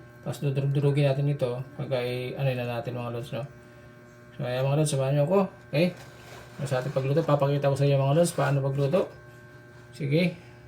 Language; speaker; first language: Filipino; non-native, local second language; Cebuano